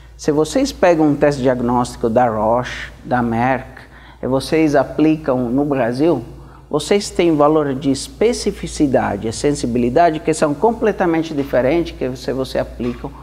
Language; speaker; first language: Portuguese; non-native, fluent; Italian